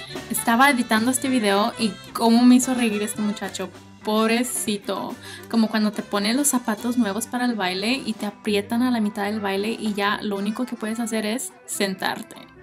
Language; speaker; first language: Spanish; early bilingual, heritage; Spanish